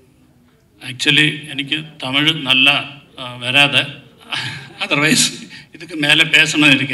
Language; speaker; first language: Tamil; non-native, learner; Malayalam